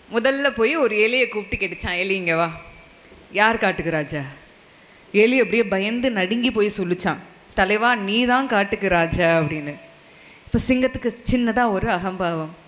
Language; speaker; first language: Tamil; non-native, local second language; Telugu